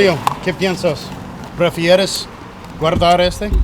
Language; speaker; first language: Spanish; non-native, learner; English